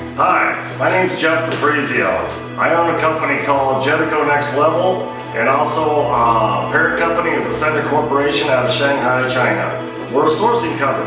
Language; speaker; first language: English; native; English